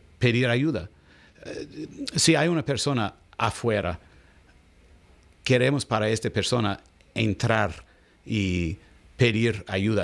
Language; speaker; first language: Spanish; non-native, learner; English